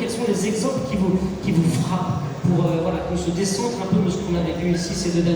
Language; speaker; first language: French; native; French